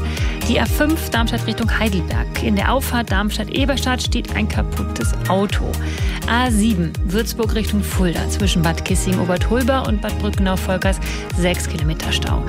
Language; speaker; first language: German; native; German